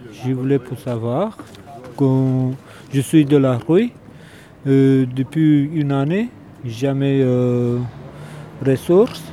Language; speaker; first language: French; non-native, learner; Romanian